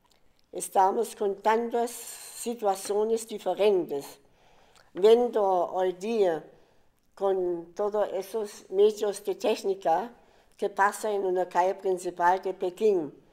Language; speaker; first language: Spanish; non-native, fluent; German